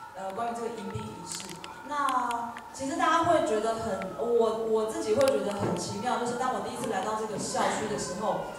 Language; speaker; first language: Chinese; native; Chinese